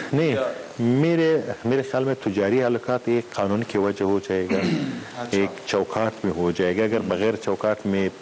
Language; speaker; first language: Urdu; non-native, learner; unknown